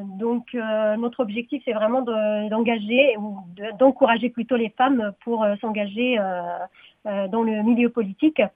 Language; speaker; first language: French; non-native, local second language; Arabic